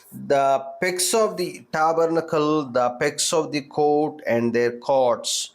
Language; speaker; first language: English; non-native, local second language; Telugu